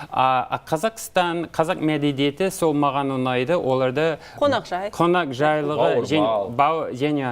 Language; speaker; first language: Kazakh; non-native, learner; English